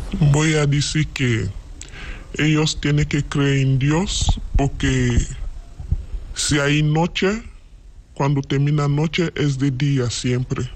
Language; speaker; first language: Spanish; non-native, learner; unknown